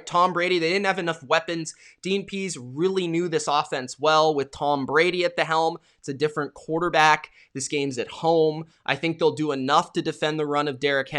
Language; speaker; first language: English; native; English